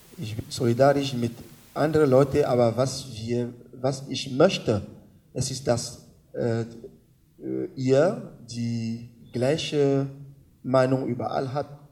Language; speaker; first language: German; non-native, learner; French